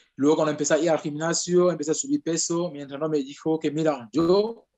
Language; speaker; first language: Spanish; non-native, fluent; French